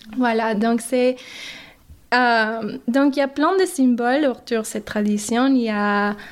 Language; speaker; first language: French; non-native, fluent; English